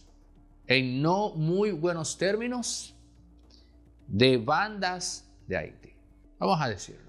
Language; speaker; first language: Spanish; native; Spanish